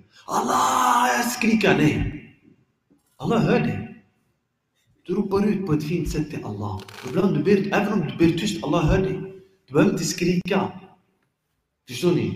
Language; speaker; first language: Swedish; early bilingual, other home language; Arabic